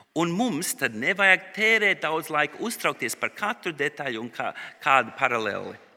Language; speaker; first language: Latvian; early bilingual, heritage; Latvian